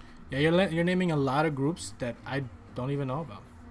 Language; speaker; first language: English; early bilingual, other home language; Spanish